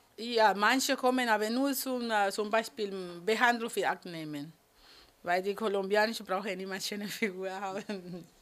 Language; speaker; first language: German; non-native, learner; Spanish